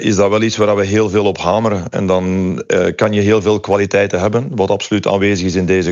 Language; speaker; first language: Dutch; native; Dutch